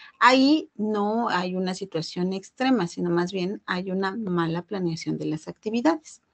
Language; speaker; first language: Spanish; native; Spanish